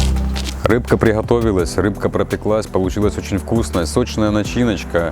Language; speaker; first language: Russian; native; Russian